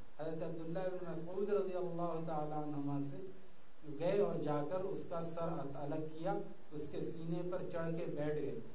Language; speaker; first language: Urdu; native; Urdu